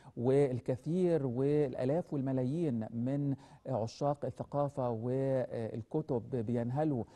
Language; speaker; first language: Arabic; native; Arabic